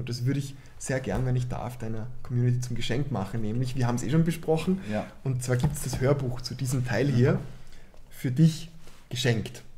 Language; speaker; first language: German; native; German